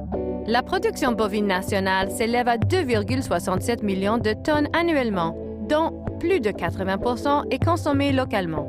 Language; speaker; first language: French; native; French